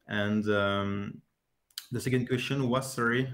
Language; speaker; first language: English; non-native, fluent; French